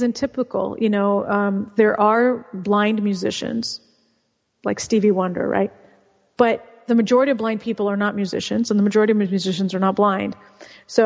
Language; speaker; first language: English; early bilingual, other home language; Russian